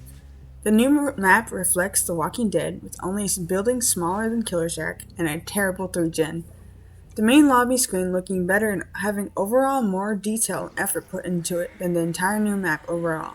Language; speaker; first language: English; native; English